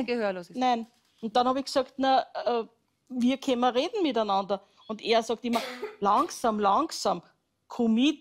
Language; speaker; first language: German; native; German